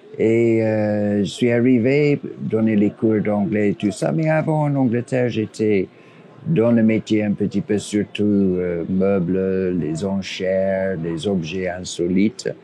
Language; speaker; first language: French; non-native, fluent; English